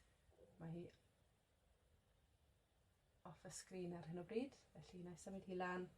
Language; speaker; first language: Welsh; non-native, local second language; English